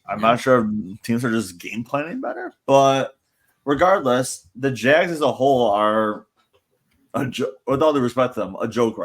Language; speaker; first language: English; native; English